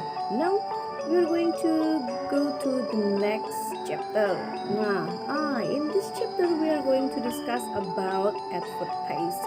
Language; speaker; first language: English; non-native, local second language; Indonesian